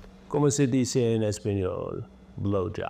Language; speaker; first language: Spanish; non-native, learner; English